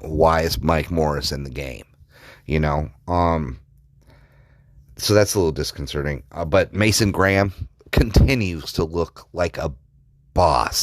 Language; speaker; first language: English; native; English